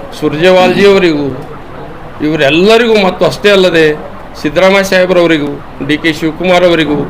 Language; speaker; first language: Kannada; non-native, local second language; Lambadi